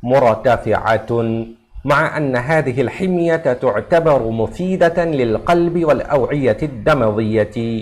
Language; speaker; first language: Arabic; non-native, fluent; Urdu